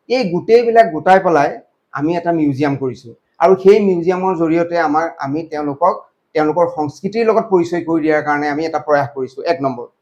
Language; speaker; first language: Assamese; native; Assamese